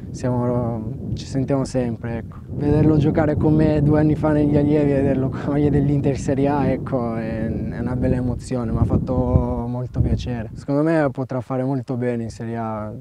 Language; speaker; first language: Italian; early bilingual, other home language; Albanian